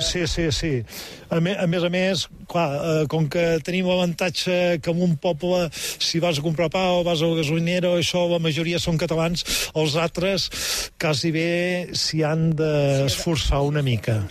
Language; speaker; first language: Catalan; native; Catalan